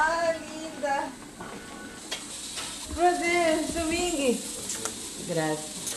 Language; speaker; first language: Portuguese; non-native, learner; Korean